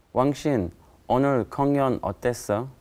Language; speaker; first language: Korean; non-native, learner; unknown